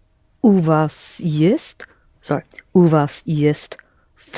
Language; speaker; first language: Russian; non-native, learner; English